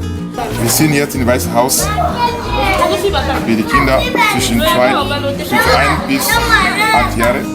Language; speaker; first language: German; non-native, learner; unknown